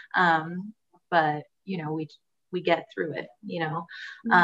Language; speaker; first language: English; early bilingual, other home language; Spanish